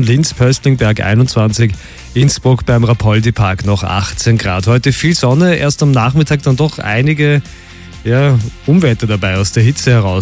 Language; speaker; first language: German; native; German